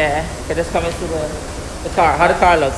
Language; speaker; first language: English; native; English